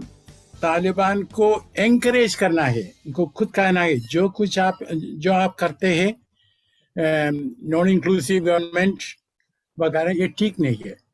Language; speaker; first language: Hindi; non-native, fluent; Malayalam